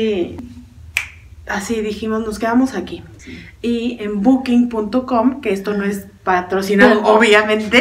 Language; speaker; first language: Spanish; native; Spanish